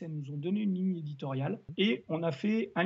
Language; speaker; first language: French; native; French